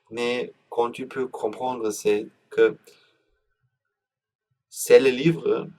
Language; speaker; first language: French; non-native, learner; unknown